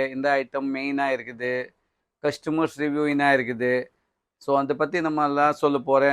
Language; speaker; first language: Tamil; non-native, learner; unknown